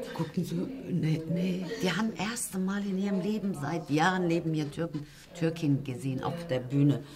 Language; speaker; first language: German; non-native, fluent; Turkish